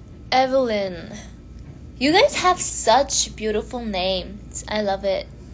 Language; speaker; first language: English; non-native, local second language; Hindi